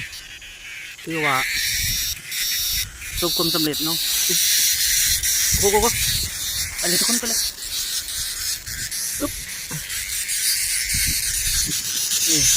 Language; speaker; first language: Thai; non-native, local second language; Northeastern Thai